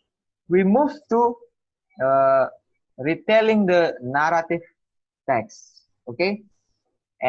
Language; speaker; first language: English; non-native, learner; Indonesian